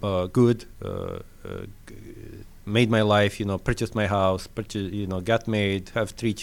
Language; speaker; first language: English; non-native, fluent; French